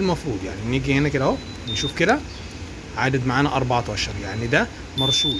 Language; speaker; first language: Arabic; native; Arabic